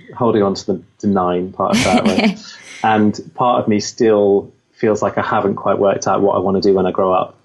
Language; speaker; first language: English; native; English